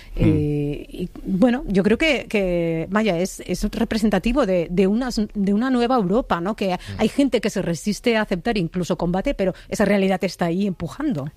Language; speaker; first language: Spanish; native; Spanish